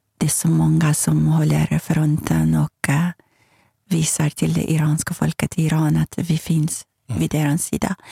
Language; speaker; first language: Swedish; non-native, fluent; Persian